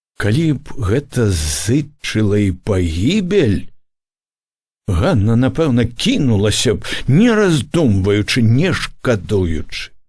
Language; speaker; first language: Belarusian; native; Belarusian